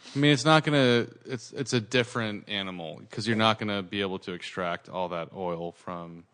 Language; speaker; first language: English; early bilingual, other home language; Italian